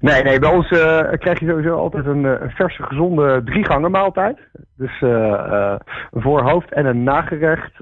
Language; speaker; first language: Dutch; native; Dutch